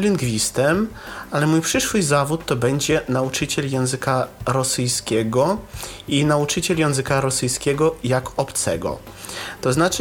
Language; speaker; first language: Polish; non-native, learner; Russian